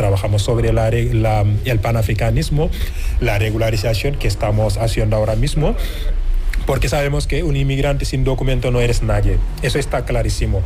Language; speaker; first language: Spanish; non-native, fluent; Wolof